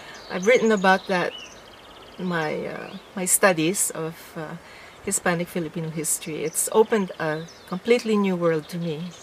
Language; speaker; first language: English; non-native, local second language; Filipino